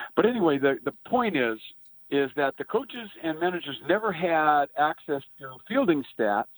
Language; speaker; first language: English; native; English